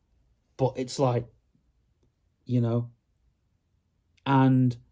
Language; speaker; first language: English; native; English